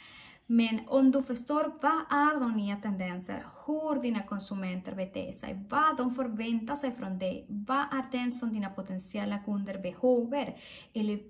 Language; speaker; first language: Swedish; non-native, fluent; Spanish